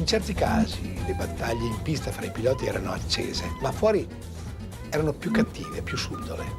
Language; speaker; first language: Italian; native; Italian